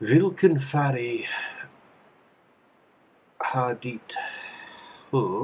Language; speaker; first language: Swedish; non-native, learner; English